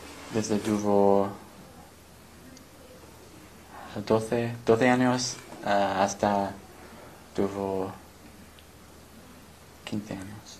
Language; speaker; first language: Spanish; non-native, learner; English